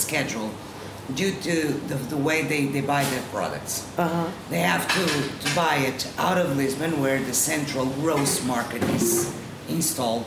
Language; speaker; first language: English; non-native, fluent; Portuguese